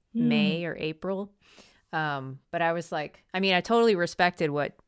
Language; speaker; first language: English; native; English